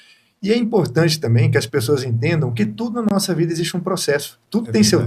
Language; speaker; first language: Portuguese; native; Portuguese